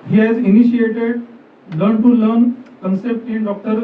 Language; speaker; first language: English; non-native, local second language; Marathi